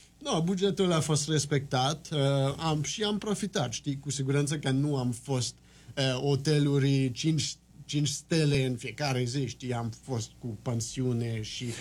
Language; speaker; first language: Romanian; non-native, fluent; French